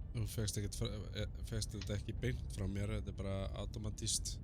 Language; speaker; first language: Icelandic; native; Icelandic